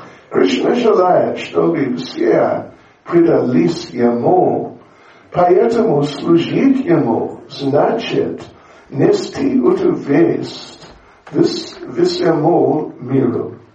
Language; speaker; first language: Russian; non-native, learner; English